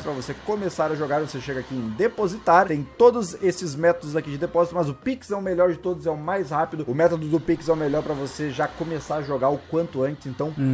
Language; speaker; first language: Portuguese; native; Portuguese